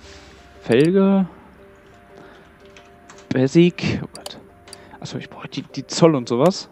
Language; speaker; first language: German; native; German